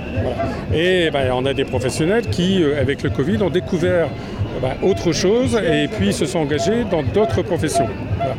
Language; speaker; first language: French; native; French